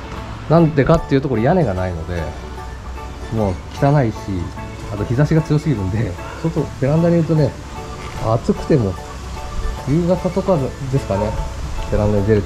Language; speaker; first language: Japanese; native; Japanese